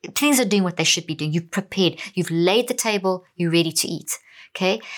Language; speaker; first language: English; native; English